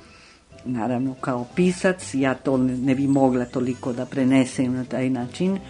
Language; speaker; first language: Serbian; non-native, fluent; Spanish